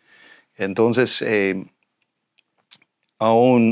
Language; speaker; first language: Spanish; non-native, fluent; English